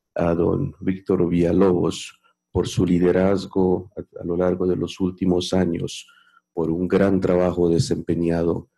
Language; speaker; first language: Spanish; non-native, fluent; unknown